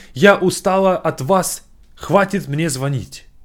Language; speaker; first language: Russian; native; Russian